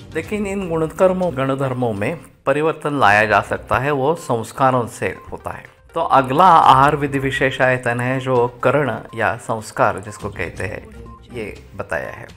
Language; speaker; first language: Hindi; non-native, local second language; Marathi